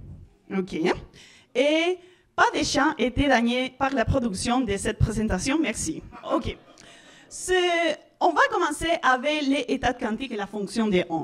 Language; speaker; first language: French; non-native, learner; Spanish